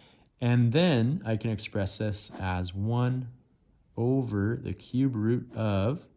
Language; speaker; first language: English; native; English